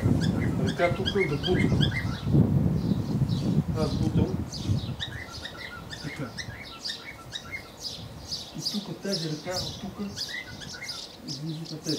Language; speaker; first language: Bulgarian; non-native, learner; Russian